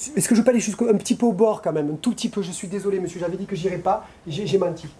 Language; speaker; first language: French; native; French